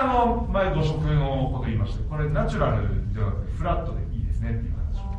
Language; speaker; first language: Japanese; native; Japanese